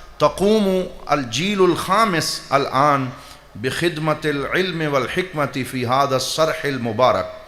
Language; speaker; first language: Arabic; non-native, fluent; Urdu